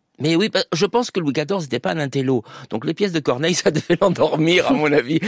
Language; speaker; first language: French; native; French